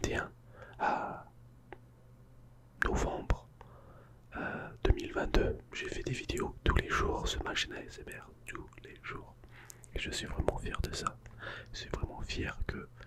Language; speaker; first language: French; non-native, fluent; English